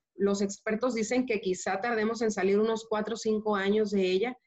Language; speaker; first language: Spanish; native; Spanish